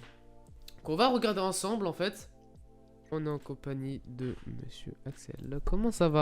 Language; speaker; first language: French; native; French